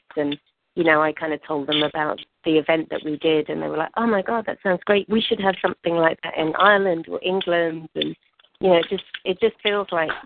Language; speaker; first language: English; native; English